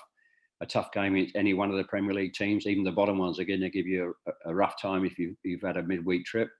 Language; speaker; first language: English; native; English